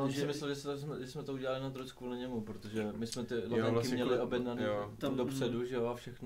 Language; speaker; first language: Czech; native; Czech